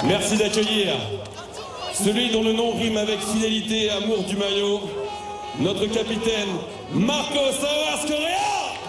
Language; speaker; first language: French; native; French